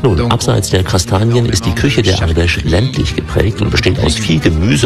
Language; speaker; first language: German; native; German